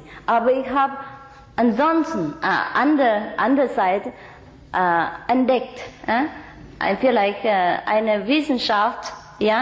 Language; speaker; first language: German; non-native, learner; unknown